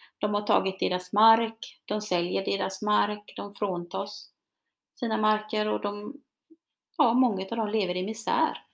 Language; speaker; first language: Swedish; early bilingual, other home language; Spanish